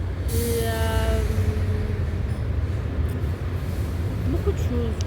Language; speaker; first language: French; non-native, fluent; Arabic